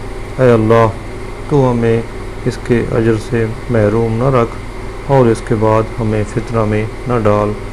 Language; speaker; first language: Urdu; native; Urdu